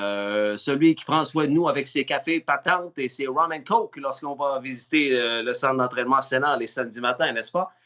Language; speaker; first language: French; native; French